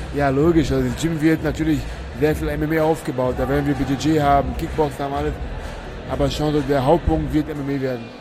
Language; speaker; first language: German; native; German